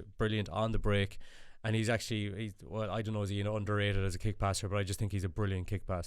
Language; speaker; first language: English; native; English